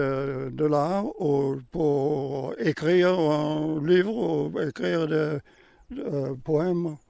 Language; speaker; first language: French; non-native, learner; German